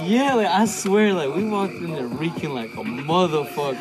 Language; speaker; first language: English; early bilingual, other home language; Spanish